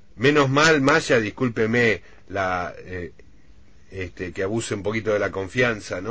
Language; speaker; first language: Spanish; native; Spanish